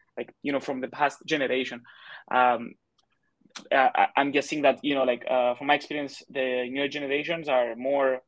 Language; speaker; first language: English; non-native, fluent; Greek